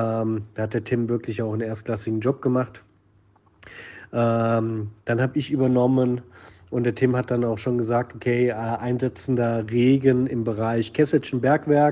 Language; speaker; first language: German; native; German